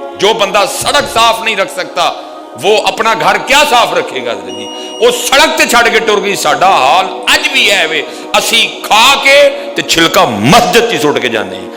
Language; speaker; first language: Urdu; non-native, local second language; Punjabi